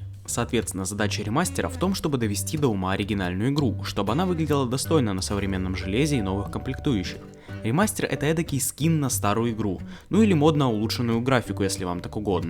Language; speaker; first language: Russian; native; Russian